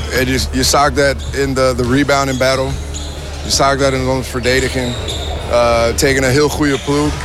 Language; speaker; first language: Dutch; non-native, learner; English